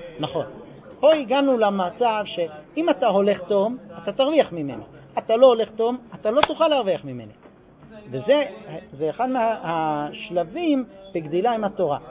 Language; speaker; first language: Hebrew; non-native, fluent; English